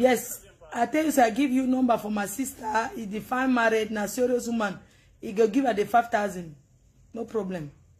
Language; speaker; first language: English; non-native, local second language; French